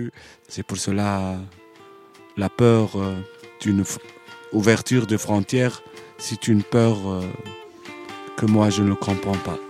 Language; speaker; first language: French; non-native, fluent; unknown